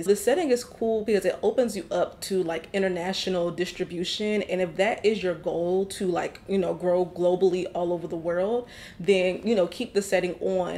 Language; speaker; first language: English; native; English